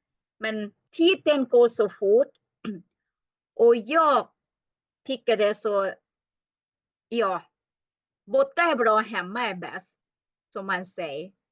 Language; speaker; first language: Swedish; non-native, learner; Thai